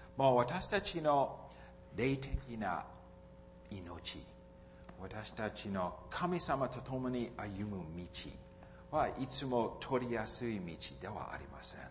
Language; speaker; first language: Japanese; non-native, fluent; English